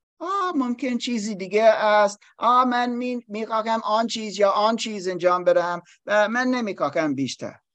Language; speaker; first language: Persian; non-native, learner; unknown